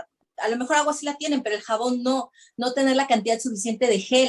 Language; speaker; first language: Spanish; native; Spanish